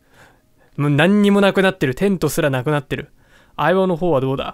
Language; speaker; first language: Japanese; native; Japanese